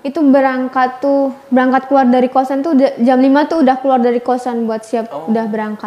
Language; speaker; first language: Indonesian; native; Indonesian